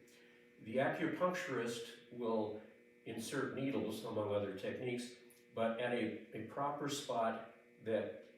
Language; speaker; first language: English; native; English